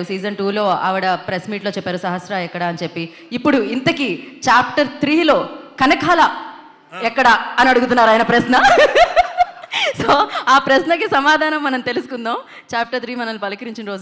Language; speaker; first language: Telugu; native; Telugu